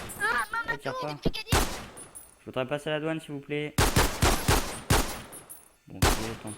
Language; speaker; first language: French; native; French